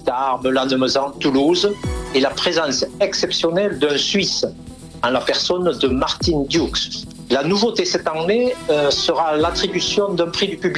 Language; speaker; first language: French; native; French